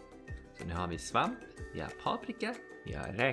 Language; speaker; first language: Swedish; native; Swedish